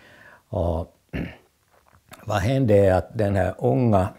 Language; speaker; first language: Swedish; non-native, fluent; Finnish